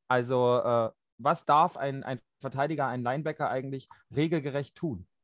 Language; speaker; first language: German; native; German